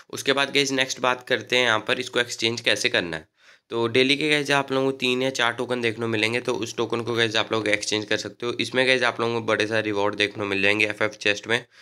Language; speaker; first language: Hindi; native; Hindi